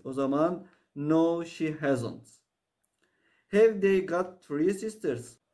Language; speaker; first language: English; non-native, fluent; Turkish